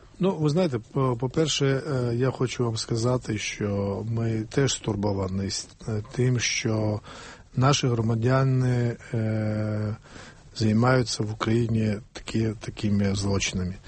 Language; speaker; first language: Ukrainian; non-native, fluent; Georgian